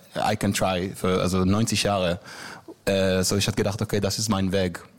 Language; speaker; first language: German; non-native, learner; Hebrew